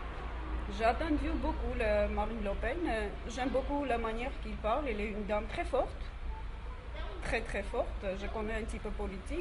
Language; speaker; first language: French; non-native, learner; Armenian